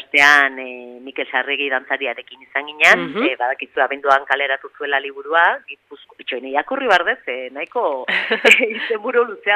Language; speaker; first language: Basque; native; Basque